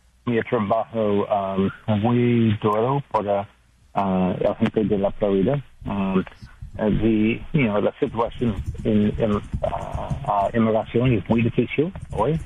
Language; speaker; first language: Spanish; non-native, learner; English